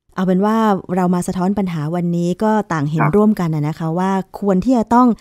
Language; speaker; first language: Thai; native; Thai